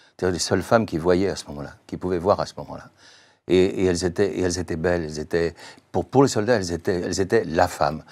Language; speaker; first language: French; native; French